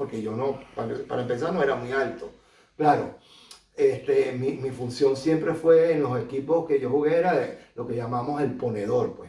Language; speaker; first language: Spanish; native; Spanish